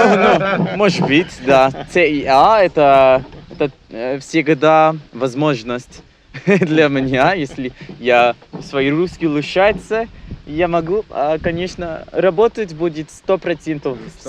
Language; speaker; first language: Russian; non-native, learner; English